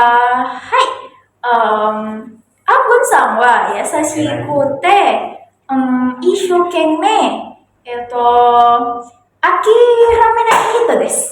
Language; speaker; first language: Japanese; non-native, learner; Indonesian